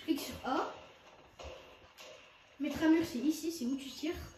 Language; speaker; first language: French; native; French